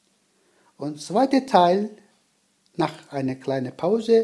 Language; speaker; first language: German; non-native, learner; Turkish